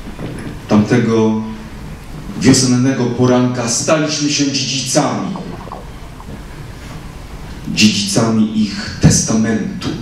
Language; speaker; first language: Polish; native; Polish